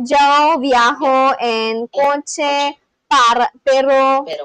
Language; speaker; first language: Spanish; non-native, learner; Bangla